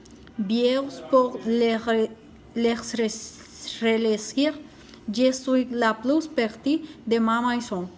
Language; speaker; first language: French; non-native, learner; Spanish